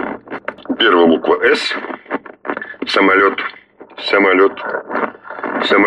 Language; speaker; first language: Russian; native; Russian